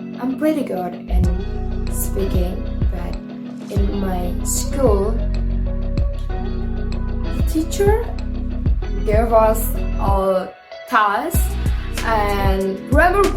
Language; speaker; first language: English; non-native, fluent; Indonesian